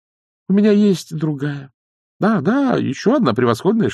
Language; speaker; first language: Russian; native; Russian